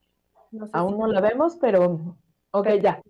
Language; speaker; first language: Spanish; native; Spanish